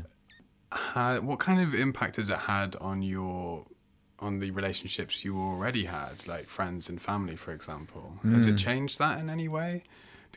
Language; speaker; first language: English; native; English